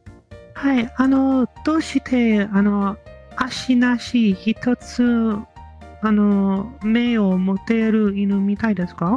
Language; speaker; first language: Japanese; non-native, learner; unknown